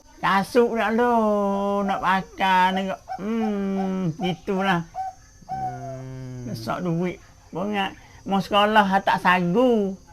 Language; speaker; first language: Malay; native; Malay